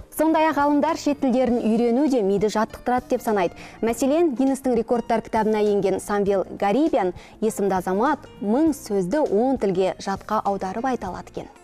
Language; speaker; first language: Kazakh; native; Kazakh